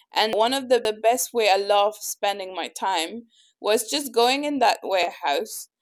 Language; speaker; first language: English; early bilingual, other home language; French